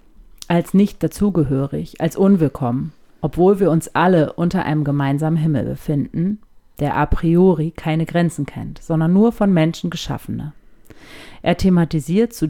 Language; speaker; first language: German; native; German